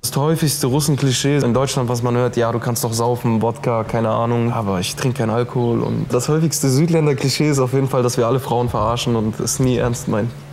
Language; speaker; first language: German; early bilingual, other home language; Russian